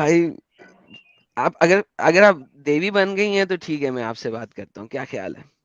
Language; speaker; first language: Hindi; native; Hindi